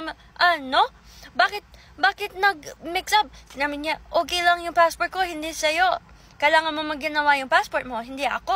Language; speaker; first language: Filipino; early bilingual, heritage; English